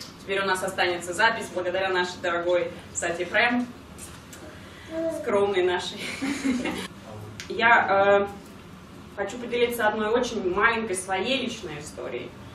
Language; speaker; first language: Russian; non-native, local second language; Georgian